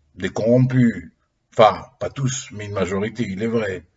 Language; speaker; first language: French; non-native, local second language; Arabic